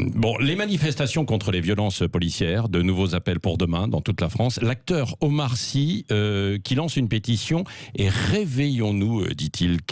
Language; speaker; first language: French; native; French